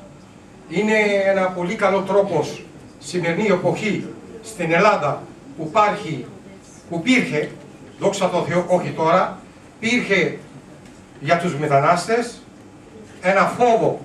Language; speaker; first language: Greek; non-native, learner; Urdu